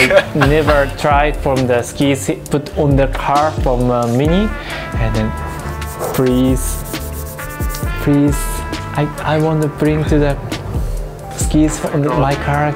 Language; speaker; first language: English; non-native, learner; Japanese